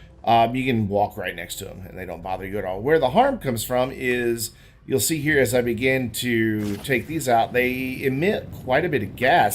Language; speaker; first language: English; native; English